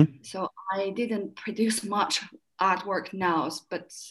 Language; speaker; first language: English; non-native, fluent; Chinese